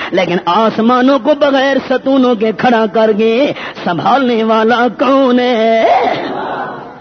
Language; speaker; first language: Urdu; non-native, local second language; Pashto